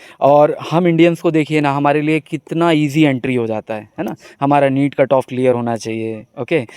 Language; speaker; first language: Hindi; native; Hindi